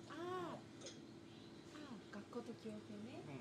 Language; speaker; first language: Japanese; non-native, fluent; Chinese